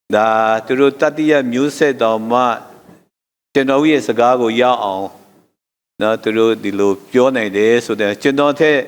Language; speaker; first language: Burmese; non-native, local second language; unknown